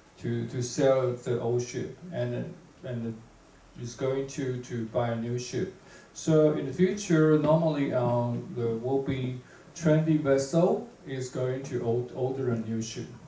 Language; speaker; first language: English; non-native, fluent; Chinese